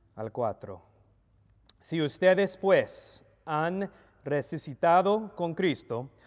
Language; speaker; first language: Spanish; non-native, learner; English